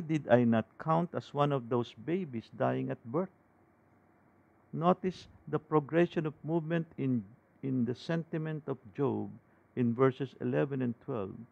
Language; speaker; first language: English; non-native, local second language; Filipino